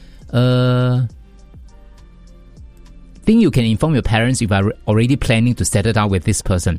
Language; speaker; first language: English; non-native, local second language; Chinese